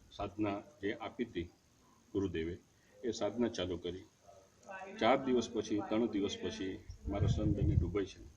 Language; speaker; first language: Gujarati; native; Gujarati